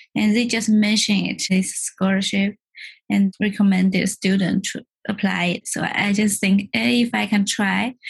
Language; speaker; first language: English; non-native, learner; Chinese